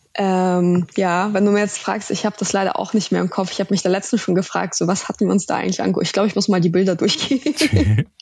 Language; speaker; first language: German; early bilingual, other home language; Russian